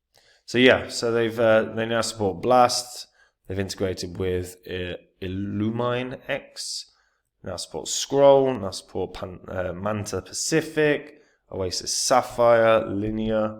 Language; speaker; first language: English; native; English